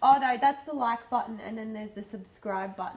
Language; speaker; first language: English; native; English